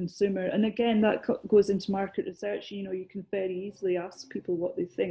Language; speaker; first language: English; native; English